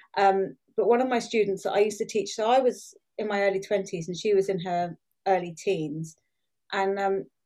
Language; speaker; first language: English; native; English